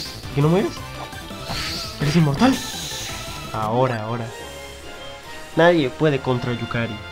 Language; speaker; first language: Spanish; native; Spanish